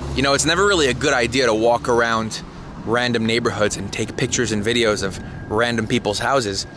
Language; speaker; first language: English; native; English